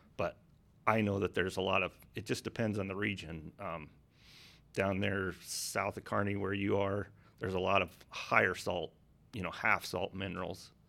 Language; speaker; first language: English; native; English